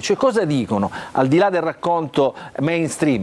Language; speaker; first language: Italian; native; Italian